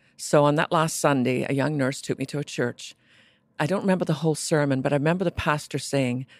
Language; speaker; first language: English; native; English